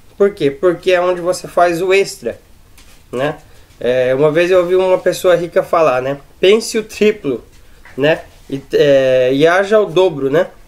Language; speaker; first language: Portuguese; native; Portuguese